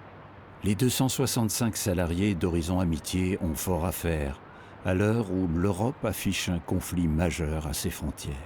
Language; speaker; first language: French; native; French